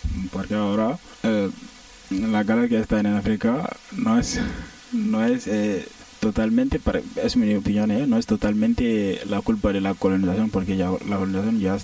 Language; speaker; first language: Spanish; non-native, learner; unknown